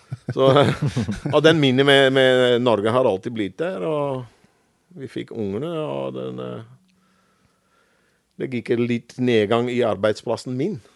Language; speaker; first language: Norwegian; non-native, fluent; Dutch